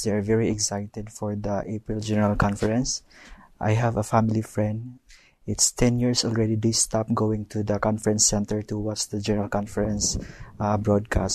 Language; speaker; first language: English; non-native, local second language; Cebuano